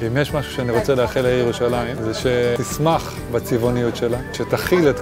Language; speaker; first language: Hebrew; native; Hebrew